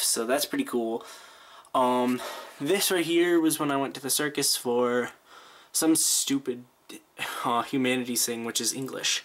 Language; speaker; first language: English; native; English